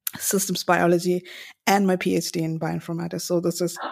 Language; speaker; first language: English; non-native, local second language; Malayalam